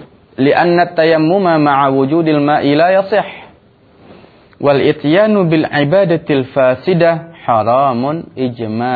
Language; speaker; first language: Arabic; non-native, fluent; Indonesian